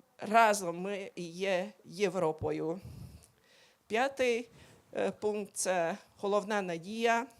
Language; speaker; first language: Ukrainian; non-native, local second language; Hungarian